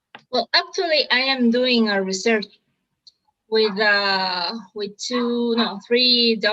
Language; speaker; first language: English; non-native, learner; Spanish